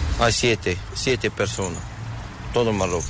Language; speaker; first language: Spanish; non-native, learner; Arabic